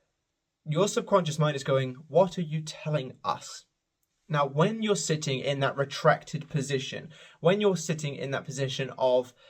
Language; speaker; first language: English; native; English